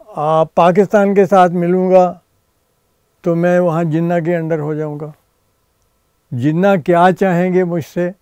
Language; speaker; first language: Hindi; native; Hindi